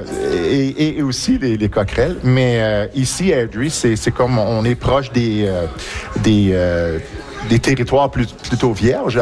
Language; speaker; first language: French; native; French